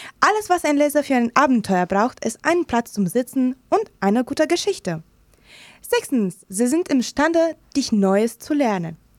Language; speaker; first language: German; non-native, fluent; Romanian